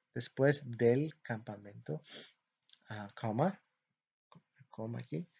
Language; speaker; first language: Spanish; non-native, fluent; English